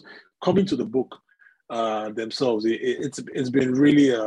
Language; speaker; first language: English; non-native, local second language; Yoruba